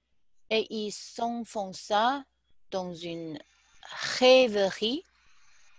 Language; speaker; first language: French; non-native, learner; Chinese